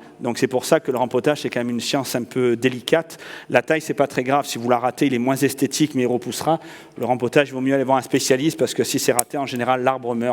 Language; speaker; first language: French; native; French